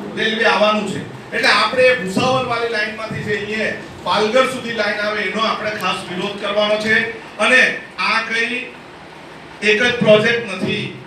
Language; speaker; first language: Gujarati; non-native, local second language; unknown